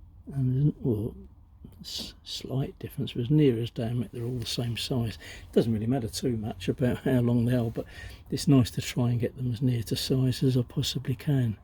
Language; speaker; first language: English; native; English